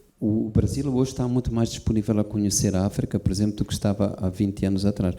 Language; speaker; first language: Portuguese; native; Portuguese